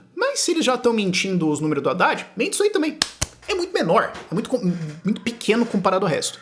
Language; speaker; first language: Portuguese; native; Portuguese